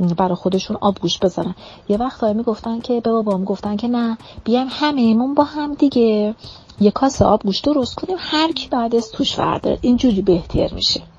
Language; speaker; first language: Persian; non-native, local second language; Arabic